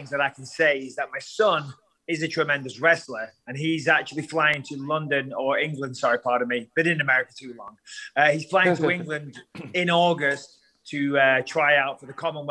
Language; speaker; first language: English; native; English